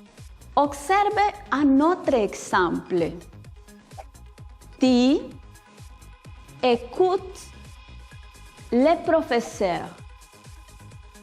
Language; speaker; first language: French; non-native, fluent; Spanish